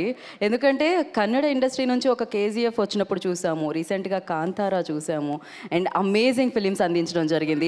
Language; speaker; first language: Telugu; native; Telugu